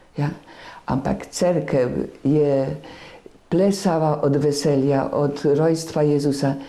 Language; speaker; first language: Slovenian; non-native, fluent; Polish